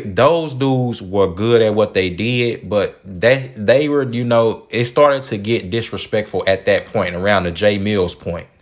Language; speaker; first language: English; native; English